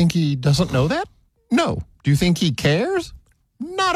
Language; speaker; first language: English; native; English